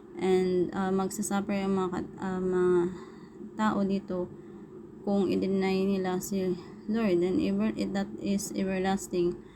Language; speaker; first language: Filipino; non-native, local second language; Cebuano